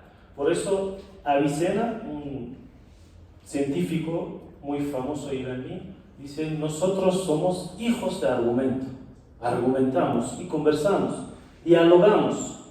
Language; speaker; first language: Spanish; non-native, fluent; Persian